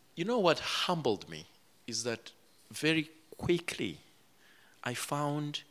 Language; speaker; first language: English; non-native, local second language; Kinyarwanda